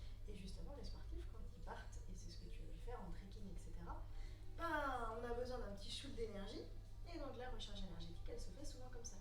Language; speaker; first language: French; native; French